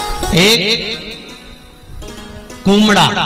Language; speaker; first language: Hindi; native; Hindi